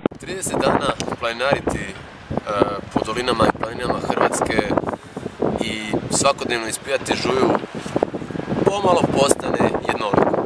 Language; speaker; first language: Croatian; native; Croatian